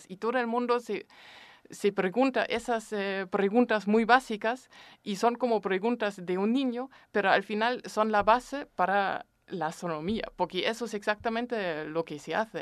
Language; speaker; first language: Spanish; non-native, fluent; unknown